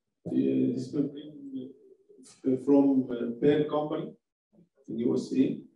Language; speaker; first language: English; non-native, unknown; Arabic